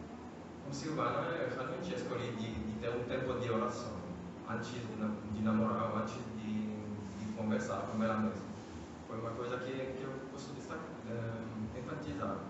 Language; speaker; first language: Portuguese; non-native, fluent; French